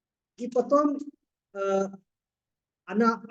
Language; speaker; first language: Russian; non-native, fluent; Hindi